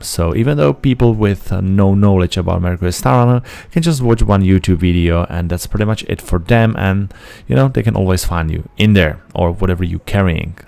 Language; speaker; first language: English; non-native, fluent; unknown